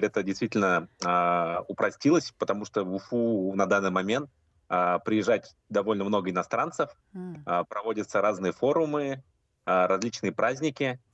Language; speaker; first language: Russian; native; Russian